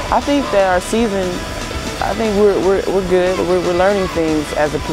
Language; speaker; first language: English; native; English